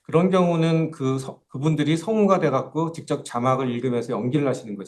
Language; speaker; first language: Korean; native; Korean